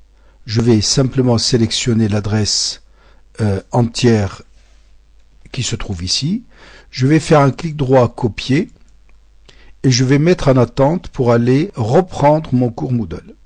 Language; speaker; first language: French; native; French